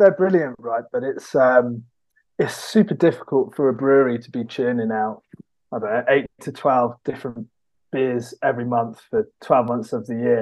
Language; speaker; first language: English; native; English